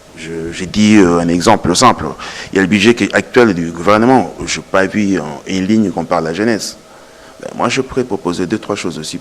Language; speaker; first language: French; non-native, local second language; Lingala